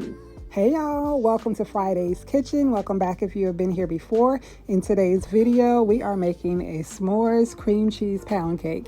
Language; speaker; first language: English; native; English